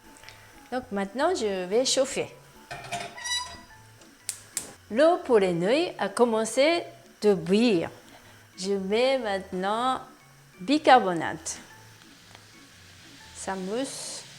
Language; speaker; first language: French; non-native, learner; Japanese